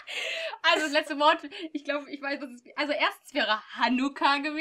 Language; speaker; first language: German; native; German